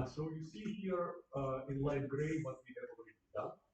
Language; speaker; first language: English; non-native, fluent; Russian